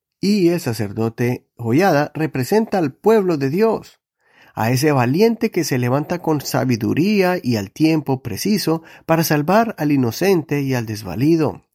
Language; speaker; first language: Spanish; native; Spanish